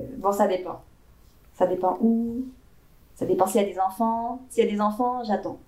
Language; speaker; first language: French; native; French